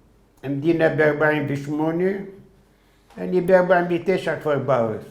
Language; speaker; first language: Hebrew; non-native, fluent; Arabic